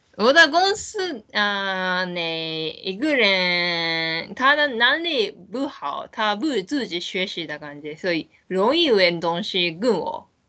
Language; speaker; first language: Chinese; non-native, learner; Japanese